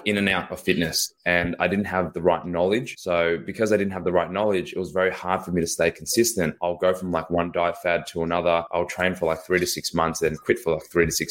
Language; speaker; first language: English; native; English